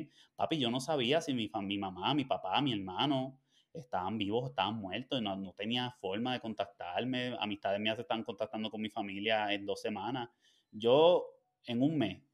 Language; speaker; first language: Spanish; native; Spanish